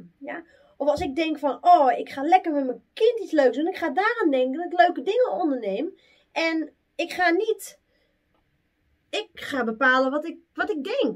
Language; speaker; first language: Dutch; native; Dutch